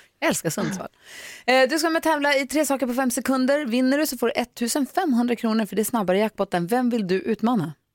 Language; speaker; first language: Swedish; native; Swedish